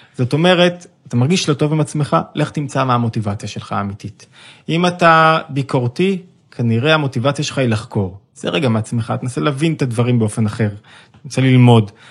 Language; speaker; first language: Hebrew; native; Hebrew